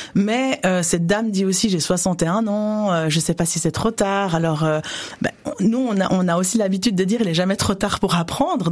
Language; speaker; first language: French; native; French